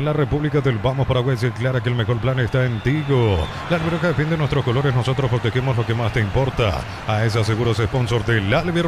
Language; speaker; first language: Spanish; native; Spanish